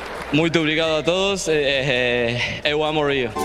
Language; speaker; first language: Portuguese; non-native, learner; Spanish